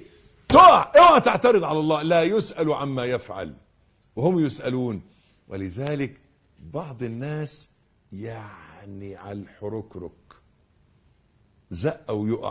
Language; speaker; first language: Arabic; native; Arabic